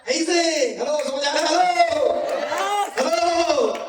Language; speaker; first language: Hindi; non-native, local second language; Bangla